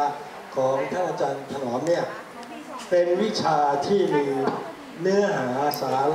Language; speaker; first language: Thai; native; Thai